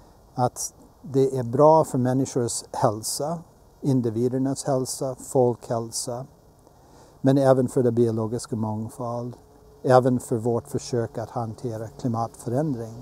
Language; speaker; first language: Swedish; non-native, fluent; English